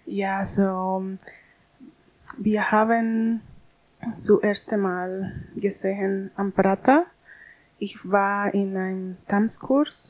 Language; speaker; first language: German; non-native, learner; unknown